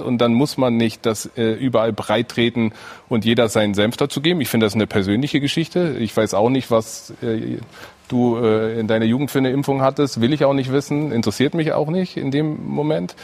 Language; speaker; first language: German; native; German